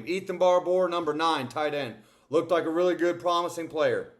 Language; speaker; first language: English; native; English